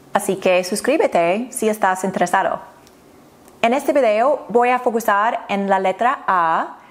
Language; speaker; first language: Spanish; non-native, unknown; English